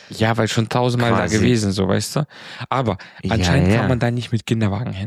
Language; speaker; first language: German; non-native, fluent; Romanian